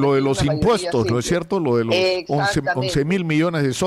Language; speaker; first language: Spanish; native; Spanish